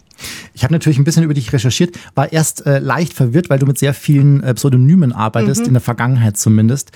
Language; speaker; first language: German; native; German